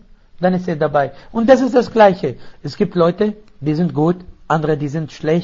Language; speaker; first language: German; non-native, fluent; Arabic